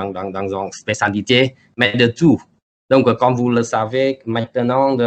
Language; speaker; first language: French; non-native, learner; Vietnamese